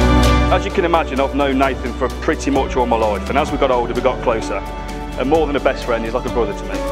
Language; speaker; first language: English; native; English